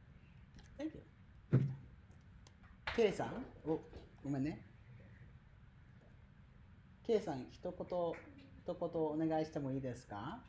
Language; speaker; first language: Japanese; non-native, fluent; English